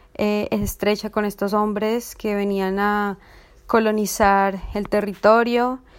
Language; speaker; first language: Spanish; native; Spanish